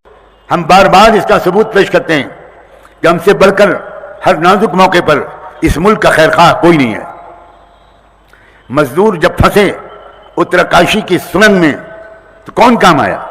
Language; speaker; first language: Urdu; native; Urdu